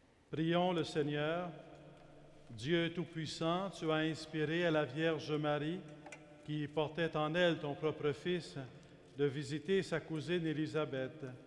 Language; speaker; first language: French; native; French